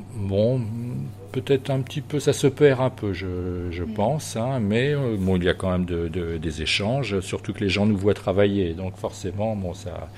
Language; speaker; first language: French; native; French